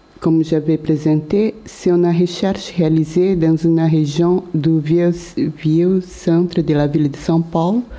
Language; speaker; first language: French; non-native, learner; Portuguese